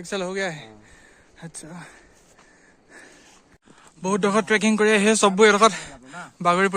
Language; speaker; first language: Hindi; non-native, local second language; Assamese